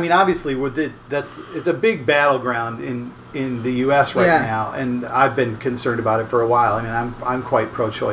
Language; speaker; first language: English; native; English